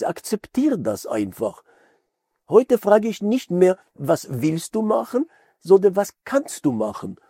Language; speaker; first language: German; non-native, fluent; Hebrew